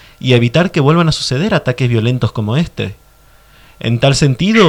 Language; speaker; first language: Spanish; native; Spanish